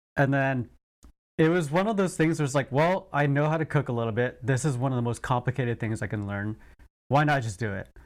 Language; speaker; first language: English; native; English